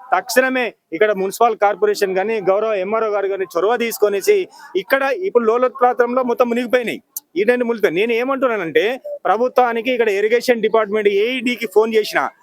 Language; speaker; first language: Telugu; non-native, local second language; Lambadi